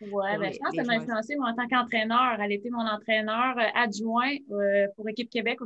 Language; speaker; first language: French; native; French